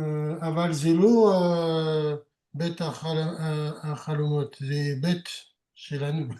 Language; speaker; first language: Hebrew; non-native, learner; French